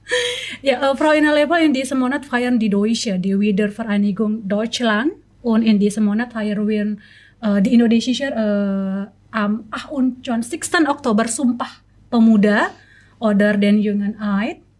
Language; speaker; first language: German; non-native, learner; Indonesian